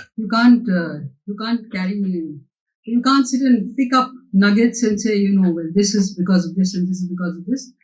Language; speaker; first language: English; non-native, local second language; Hindi